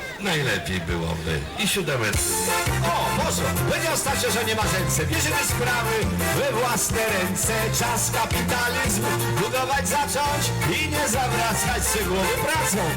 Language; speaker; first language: Polish; native; Polish